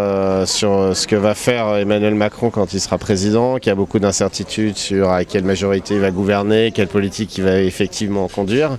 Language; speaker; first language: French; native; French